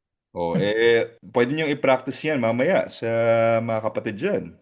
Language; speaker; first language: Filipino; native; Filipino